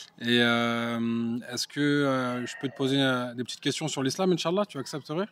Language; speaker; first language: French; native; French